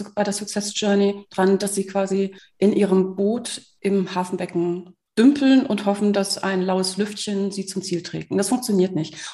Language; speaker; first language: German; early bilingual, heritage; Danish